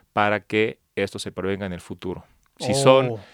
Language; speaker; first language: Spanish; native; Spanish